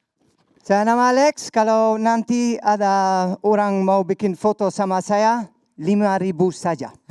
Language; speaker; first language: Indonesian; non-native, learner; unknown